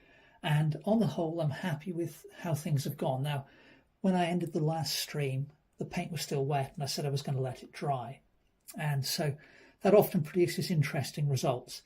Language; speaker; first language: English; native; English